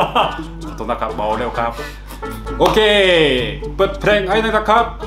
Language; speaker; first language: Thai; non-native, fluent; Korean